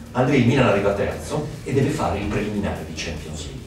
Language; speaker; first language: Italian; native; Italian